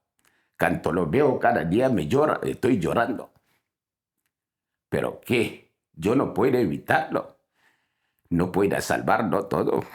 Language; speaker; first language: Spanish; non-native, fluent; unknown